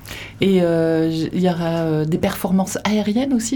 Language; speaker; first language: French; native; French